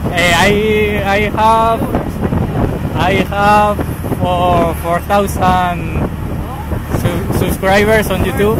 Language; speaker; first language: English; non-native, learner; Spanish